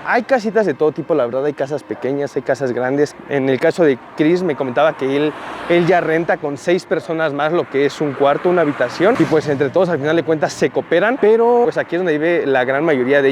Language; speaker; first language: Spanish; native; Spanish